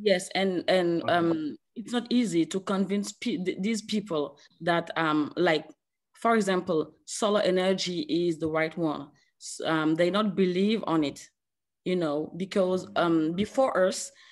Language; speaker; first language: English; non-native, learner; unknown